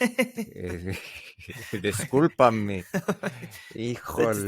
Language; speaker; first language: Spanish; non-native, learner; English